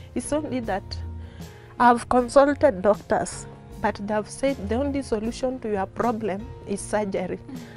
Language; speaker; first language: English; non-native, local second language; Luo (Kenya and Tanzania)